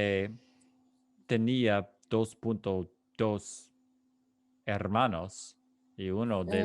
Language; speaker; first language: Spanish; non-native, fluent; English